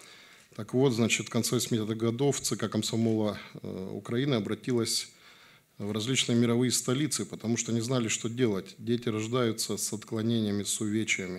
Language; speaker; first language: Russian; native; Russian